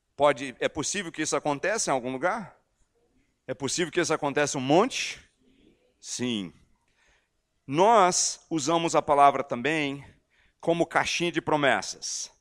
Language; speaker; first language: Portuguese; non-native, fluent; English